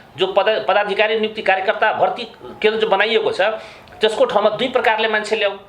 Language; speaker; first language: Nepali; non-native, local second language; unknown